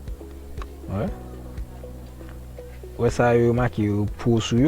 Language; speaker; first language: French; non-native, local second language; Haitian Creole